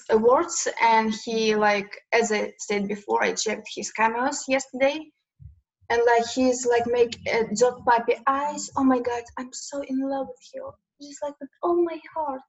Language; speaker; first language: English; non-native, learner; Ukrainian